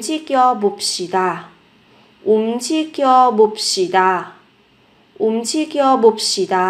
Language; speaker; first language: Korean; non-native, fluent; Vietnamese